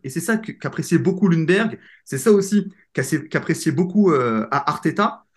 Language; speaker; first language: French; native; French